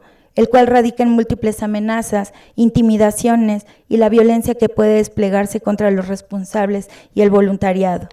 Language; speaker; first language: Spanish; native; Spanish